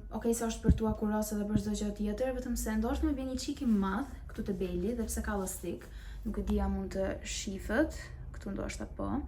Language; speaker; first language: Albanian; early bilingual, heritage; Albanian